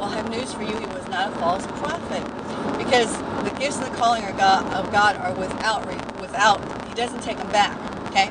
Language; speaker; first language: English; native; English